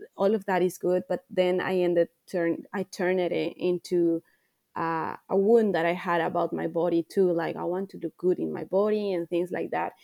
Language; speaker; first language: English; non-native, fluent; Spanish